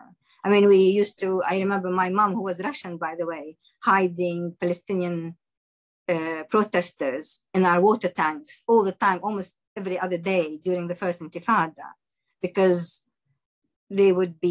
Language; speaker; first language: English; non-native, fluent; Arabic